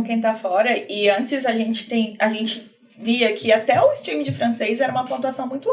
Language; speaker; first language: Portuguese; native; Portuguese